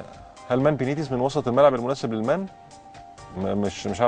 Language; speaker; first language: Arabic; native; Arabic